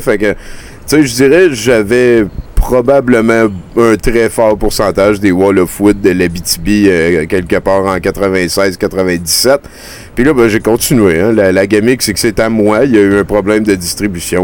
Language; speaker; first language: French; native; French